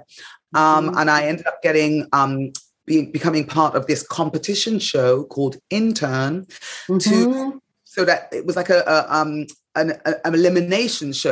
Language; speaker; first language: English; native; English